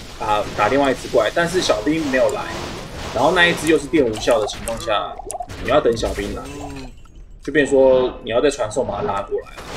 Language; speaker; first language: Chinese; native; Chinese